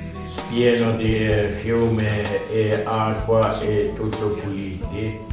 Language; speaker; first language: Italian; non-native, fluent; Tibetan